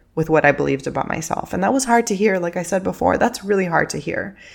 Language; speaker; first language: English; early bilingual, other home language; Spanish